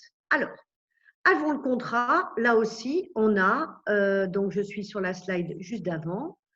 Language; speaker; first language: French; native; French